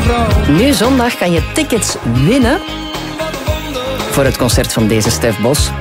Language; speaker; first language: Dutch; native; Dutch